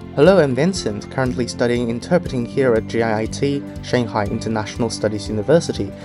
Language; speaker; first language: English; non-native, fluent; Chinese